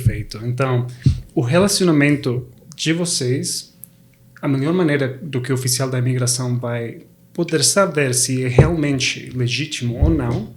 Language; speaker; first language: Portuguese; non-native, fluent; Spanish